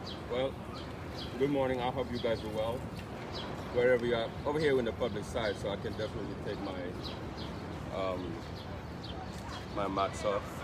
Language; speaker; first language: English; non-native, fluent; Wolof